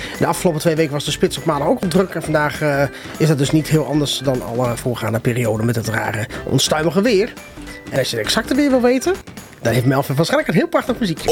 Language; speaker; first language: Dutch; non-native, fluent; English